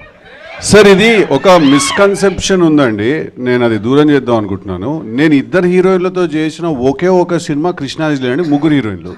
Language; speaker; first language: Telugu; native; Telugu